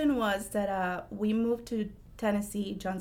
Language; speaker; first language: English; non-native, fluent; Spanish